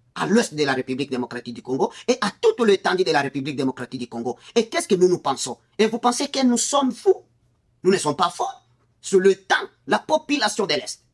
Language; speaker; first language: French; non-native, local second language; Swahili